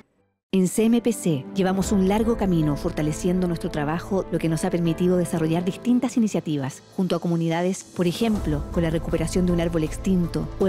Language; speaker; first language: Spanish; native; Spanish